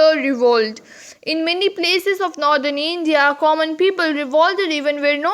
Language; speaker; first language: English; non-native, local second language; Hindi